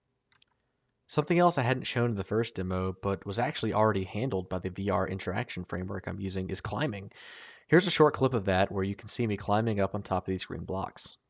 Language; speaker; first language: English; native; English